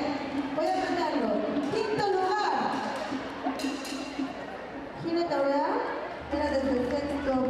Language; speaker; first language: Spanish; native; Spanish